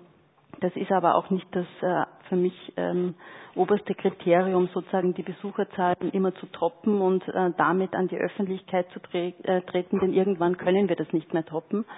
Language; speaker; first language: German; native; German